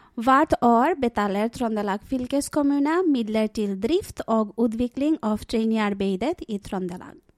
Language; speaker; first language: Norwegian; non-native, fluent; Bangla